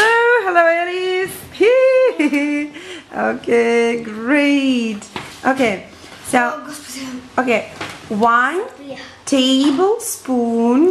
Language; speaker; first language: English; non-native, fluent; Russian